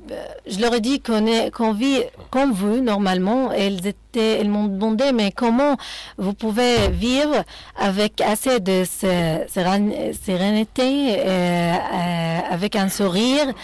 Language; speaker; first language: French; non-native, fluent; Arabic